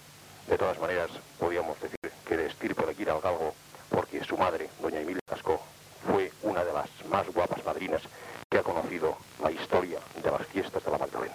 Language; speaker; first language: Spanish; native; Spanish